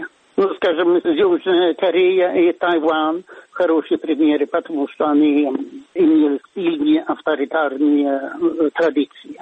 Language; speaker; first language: Russian; non-native, fluent; Swedish